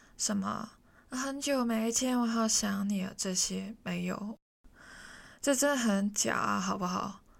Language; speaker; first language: Chinese; non-native, local second language; Cantonese